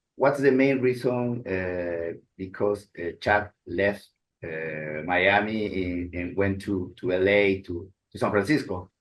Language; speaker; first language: English; non-native, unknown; Spanish